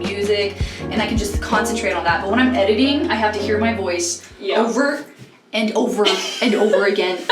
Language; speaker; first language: English; native; English